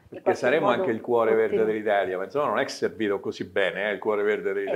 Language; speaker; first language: Italian; native; Italian